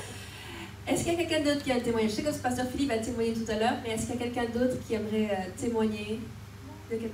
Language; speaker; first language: French; native; French